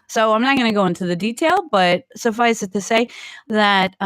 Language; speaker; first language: English; native; English